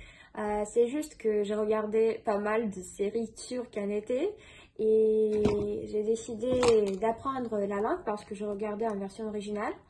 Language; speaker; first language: French; non-native, fluent; Russian